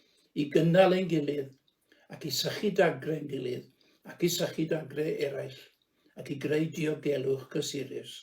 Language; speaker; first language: Welsh; native; Welsh